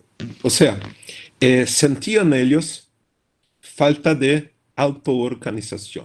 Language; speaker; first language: Spanish; non-native, fluent; Portuguese